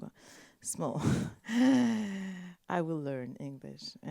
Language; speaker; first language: English; non-native, learner; French